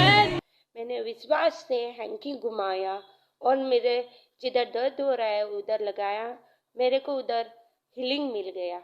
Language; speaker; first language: Hindi; non-native, local second language; Konkani